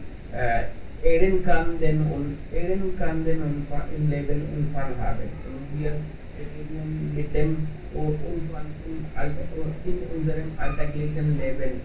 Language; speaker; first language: German; non-native, learner; Hindi